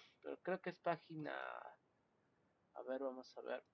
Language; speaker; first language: Spanish; native; Spanish